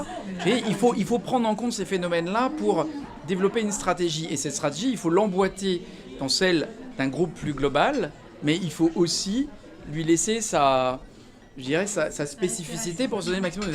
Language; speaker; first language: French; native; French